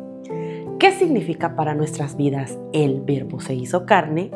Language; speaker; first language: Spanish; native; Spanish